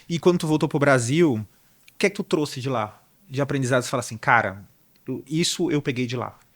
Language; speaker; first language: Portuguese; native; Portuguese